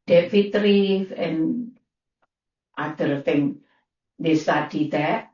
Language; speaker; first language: English; non-native, learner; Indonesian